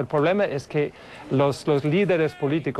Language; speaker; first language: Spanish; non-native, fluent; English